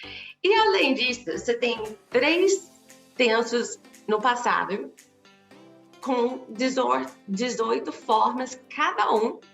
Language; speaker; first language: Portuguese; non-native, fluent; English